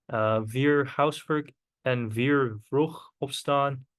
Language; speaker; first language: Dutch; non-native, learner; Korean